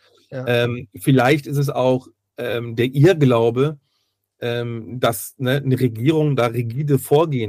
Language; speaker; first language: German; native; German